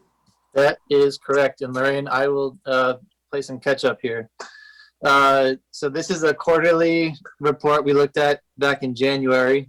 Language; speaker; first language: English; native; English